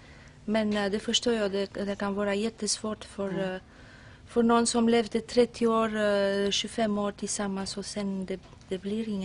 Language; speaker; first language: Swedish; non-native, fluent; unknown